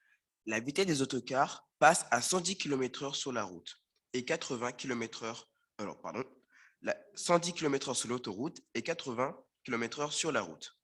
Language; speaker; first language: French; native; French